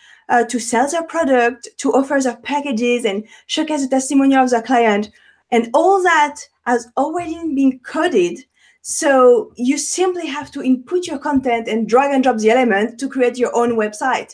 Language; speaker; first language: English; non-native, fluent; French